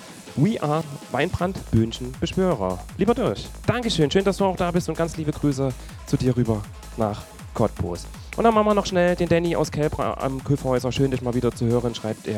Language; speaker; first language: German; native; German